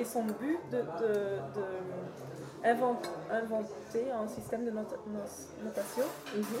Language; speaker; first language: French; non-native, learner; Dutch